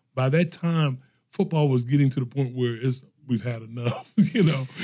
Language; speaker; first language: English; native; English